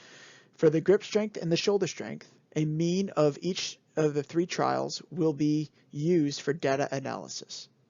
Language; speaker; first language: English; native; English